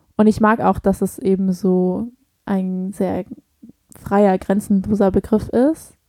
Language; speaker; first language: German; early bilingual, other home language; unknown